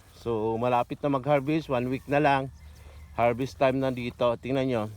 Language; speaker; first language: Filipino; non-native, local second language; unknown